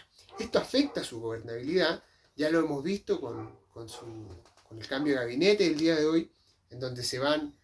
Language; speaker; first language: Spanish; native; Spanish